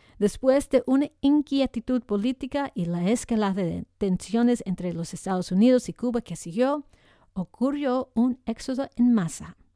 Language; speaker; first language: Spanish; non-native, fluent; English